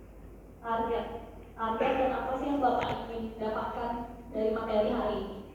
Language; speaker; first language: Indonesian; native; Indonesian